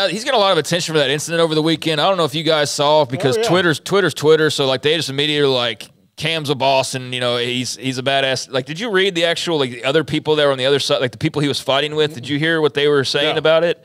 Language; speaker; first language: English; native; English